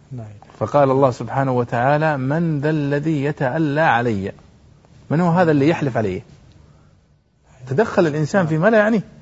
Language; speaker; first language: Arabic; native; Arabic